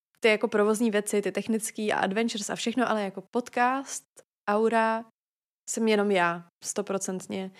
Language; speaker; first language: Czech; native; Czech